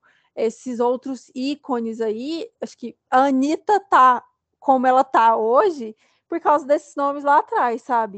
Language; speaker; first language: Portuguese; native; Portuguese